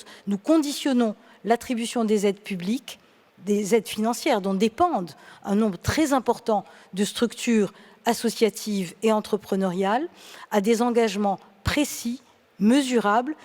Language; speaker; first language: French; native; French